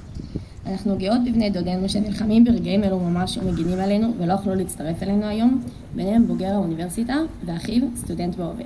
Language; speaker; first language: Hebrew; native; Hebrew